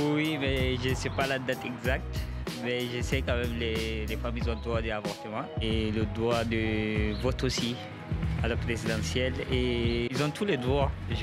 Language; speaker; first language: French; non-native, learner; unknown